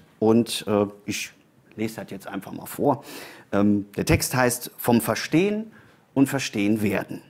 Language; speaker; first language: German; native; German